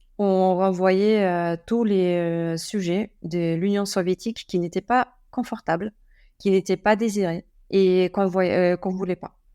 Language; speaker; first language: French; non-native, fluent; Russian